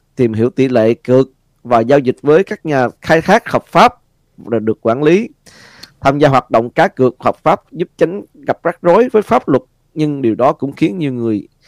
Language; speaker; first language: Vietnamese; early bilingual, heritage; Vietnamese